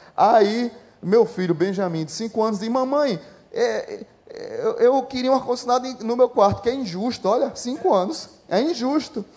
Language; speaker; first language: Portuguese; native; Portuguese